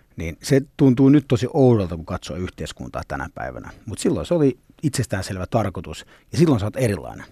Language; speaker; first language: Finnish; early bilingual, other home language; Swedish